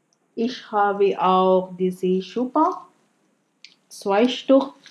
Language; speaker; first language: German; non-native, learner; Filipino